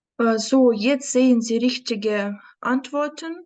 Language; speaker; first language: German; non-native, fluent; Ukrainian